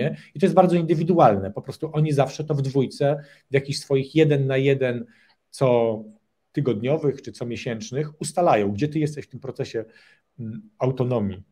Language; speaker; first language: Polish; native; Polish